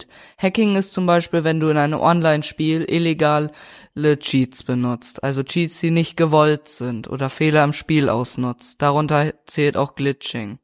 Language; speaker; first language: German; native; German